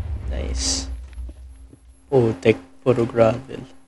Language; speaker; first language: English; non-native, local second language; Filipino